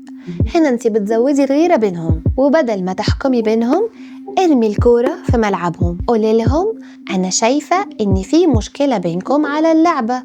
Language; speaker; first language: Arabic; native; Arabic